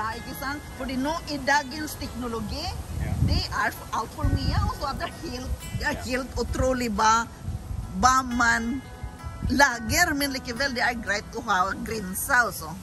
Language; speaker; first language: Norwegian; non-native, learner; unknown